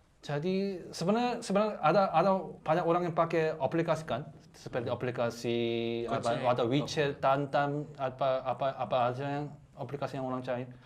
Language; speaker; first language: Indonesian; non-native, learner; Korean